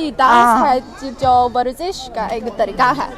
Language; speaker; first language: Urdu; non-native, fluent; Chinese